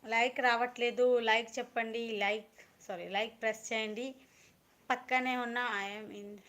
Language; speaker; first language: Telugu; non-native, local second language; Kannada